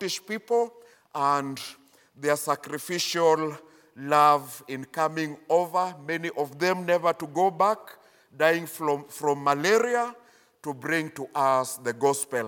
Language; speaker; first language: English; non-native, local second language; Luyia